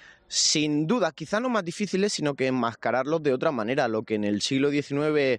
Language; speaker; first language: Spanish; native; Spanish